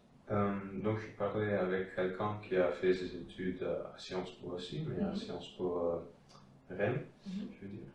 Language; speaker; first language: French; non-native, fluent; Dutch